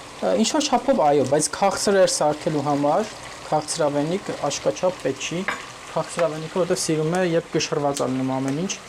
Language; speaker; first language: Armenian; native; Armenian